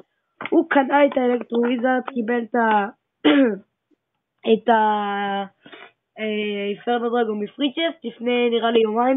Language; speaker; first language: Hebrew; native; Hebrew